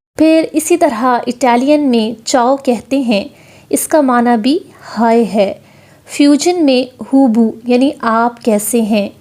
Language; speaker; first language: Urdu; native; Urdu